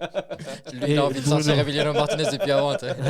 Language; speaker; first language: French; native; French